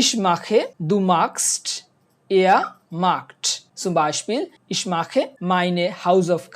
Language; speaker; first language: German; non-native, fluent; Bangla